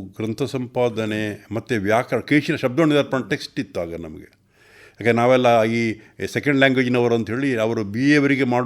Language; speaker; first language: Kannada; non-native, local second language; Tulu